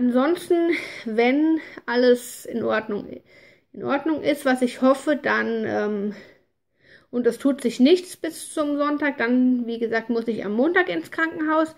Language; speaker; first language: German; native; German